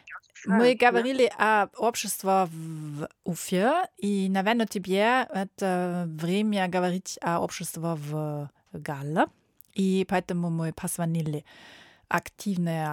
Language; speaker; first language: Russian; non-native, learner; German